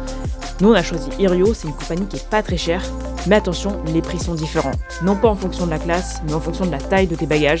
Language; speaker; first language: French; native; French